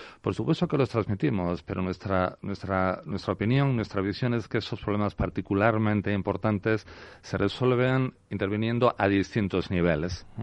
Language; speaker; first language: Spanish; native; Spanish